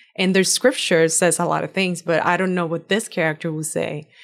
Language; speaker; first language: English; non-native, fluent; Spanish